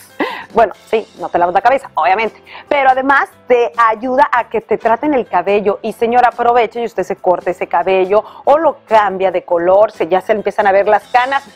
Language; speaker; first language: Spanish; native; Spanish